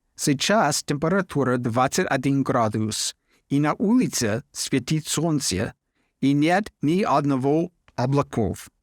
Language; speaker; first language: Russian; non-native, fluent; English